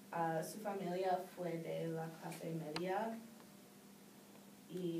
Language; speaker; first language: Spanish; non-native, learner; English